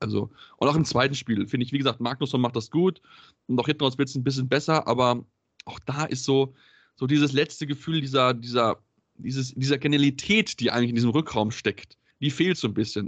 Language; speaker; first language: German; native; German